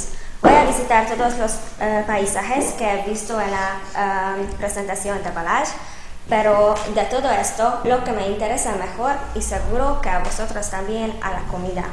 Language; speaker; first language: Spanish; non-native, fluent; Hungarian